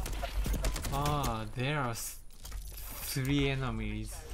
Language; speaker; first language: English; non-native, learner; Japanese